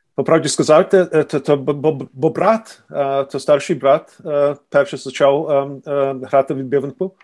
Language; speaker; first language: Ukrainian; early bilingual, other home language; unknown